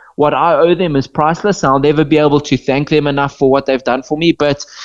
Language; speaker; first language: English; native; English